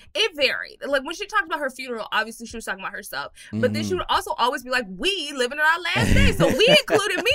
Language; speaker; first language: English; native; English